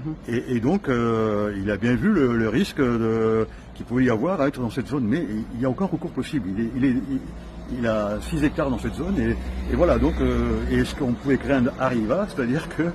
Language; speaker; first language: French; native; French